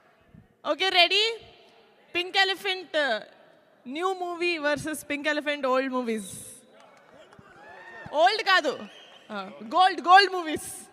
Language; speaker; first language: Telugu; native; Telugu